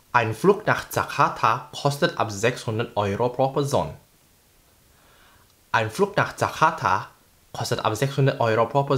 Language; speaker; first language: German; non-native, fluent; Indonesian